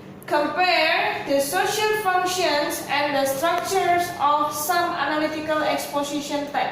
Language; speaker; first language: English; non-native, local second language; Indonesian